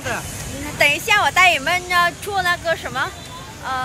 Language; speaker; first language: Chinese; non-native, fluent; Vietnamese